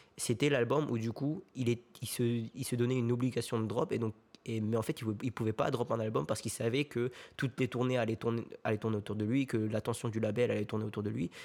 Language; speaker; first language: French; early bilingual, other home language; Korean